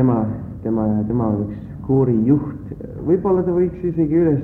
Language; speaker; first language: Estonian; early bilingual, heritage; Estonian